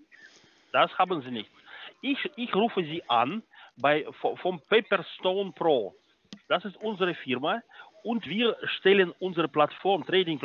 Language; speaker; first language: German; non-native, fluent; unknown